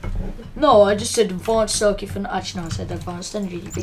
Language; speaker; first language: English; native; English